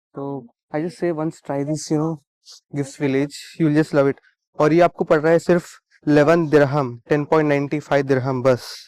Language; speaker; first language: Hindi; non-native, local second language; Telugu